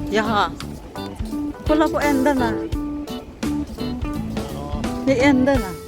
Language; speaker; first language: Swedish; non-native, learner; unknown